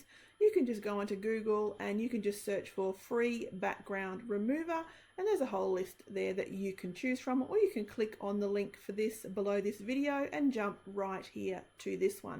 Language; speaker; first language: English; native; English